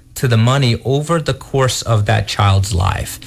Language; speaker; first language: English; early bilingual, other home language; Portuguese